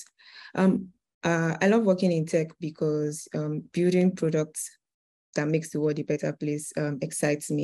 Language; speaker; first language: English; non-native, local second language; Yoruba